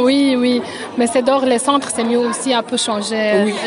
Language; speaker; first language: French; non-native, learner; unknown